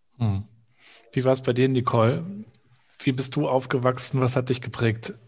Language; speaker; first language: German; native; German